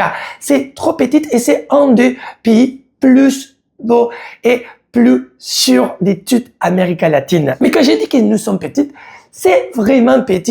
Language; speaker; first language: French; non-native, learner; Spanish